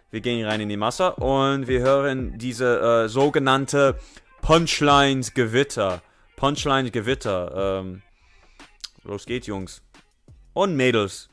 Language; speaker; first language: German; non-native, learner; English